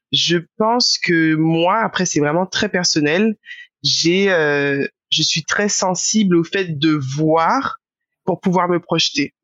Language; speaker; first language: French; native; French